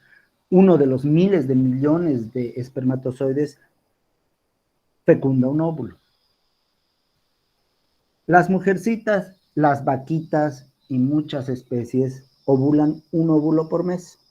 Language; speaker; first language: Spanish; native; Spanish